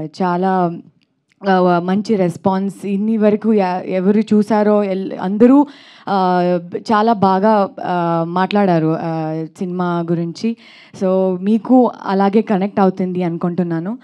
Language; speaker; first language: Telugu; non-native, learner; Kannada